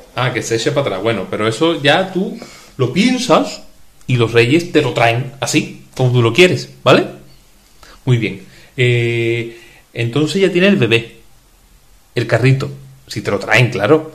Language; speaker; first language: Spanish; native; Spanish